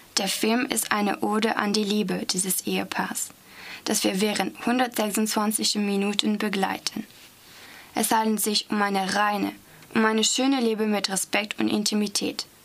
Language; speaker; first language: German; non-native, fluent; French